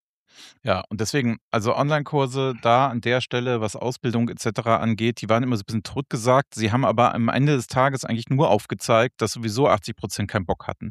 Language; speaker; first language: German; native; German